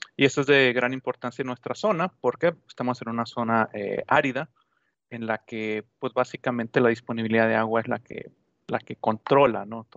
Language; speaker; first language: Spanish; native; Spanish